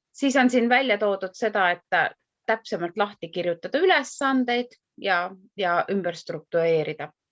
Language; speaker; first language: Estonian; native; Estonian